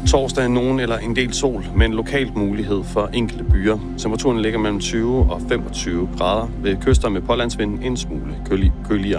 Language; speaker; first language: Danish; native; Danish